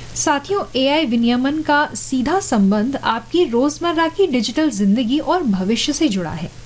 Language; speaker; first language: Hindi; native; Hindi